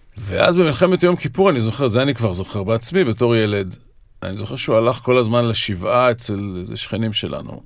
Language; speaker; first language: Hebrew; native; Hebrew